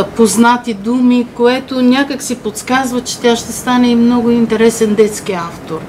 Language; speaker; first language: Bulgarian; native; Bulgarian